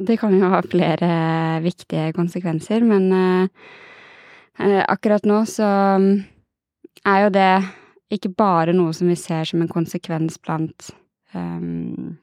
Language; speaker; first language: Norwegian; native; Norwegian